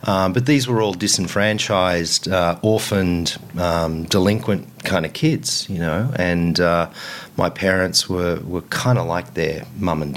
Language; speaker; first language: English; native; English